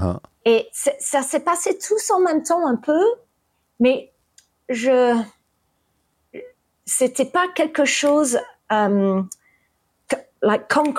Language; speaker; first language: French; early bilingual, heritage; English